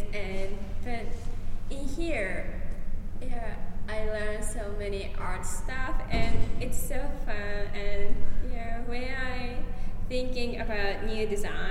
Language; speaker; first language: English; non-native, learner; Japanese